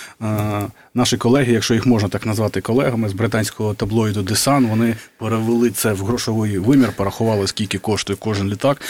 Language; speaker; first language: Ukrainian; native; Ukrainian